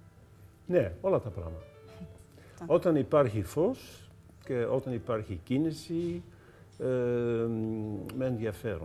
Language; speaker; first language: Greek; non-native, learner; Dutch